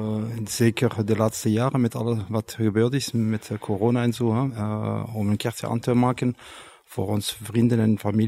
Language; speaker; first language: Dutch; non-native, fluent; French